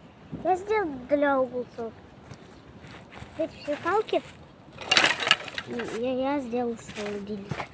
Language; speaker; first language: Russian; native; Russian